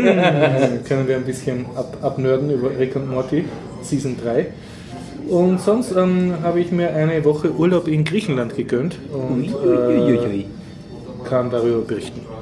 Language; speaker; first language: German; native; German